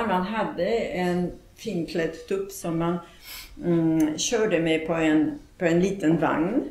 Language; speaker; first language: Swedish; non-native, fluent; Polish